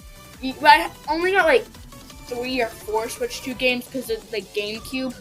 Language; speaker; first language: English; native; English